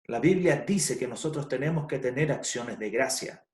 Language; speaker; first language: Spanish; native; Spanish